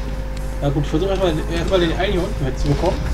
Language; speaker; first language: German; native; German